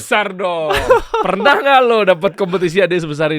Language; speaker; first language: Indonesian; native; Indonesian